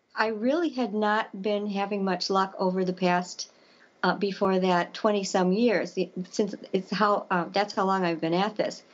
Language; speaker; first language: English; native; English